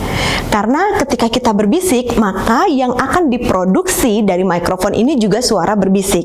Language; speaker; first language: Indonesian; native; Indonesian